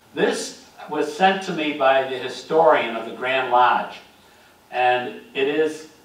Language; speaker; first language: English; native; English